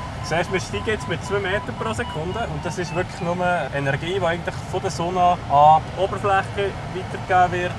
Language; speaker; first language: German; native; German